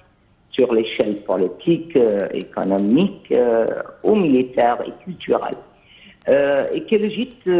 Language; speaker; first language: French; non-native, fluent; Arabic